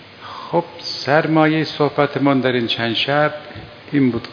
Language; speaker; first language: Persian; native; Persian